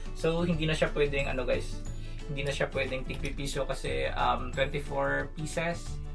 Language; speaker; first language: Filipino; non-native, local second language; Hiligaynon